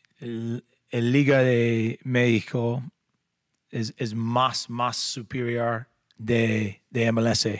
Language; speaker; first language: Spanish; non-native, learner; English